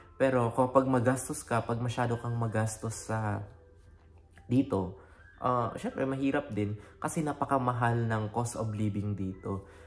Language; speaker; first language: Filipino; native; Filipino